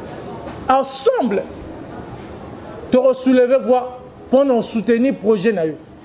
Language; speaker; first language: French; non-native, local second language; Lingala